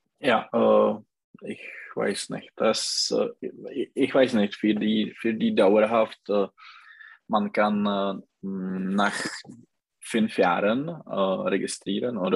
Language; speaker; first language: German; non-native, learner; Czech